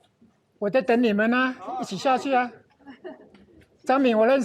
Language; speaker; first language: Chinese; native; Chinese